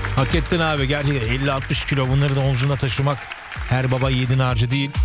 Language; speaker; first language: Turkish; early bilingual, heritage; Turkish